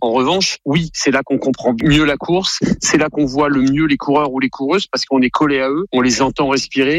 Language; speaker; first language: French; native; French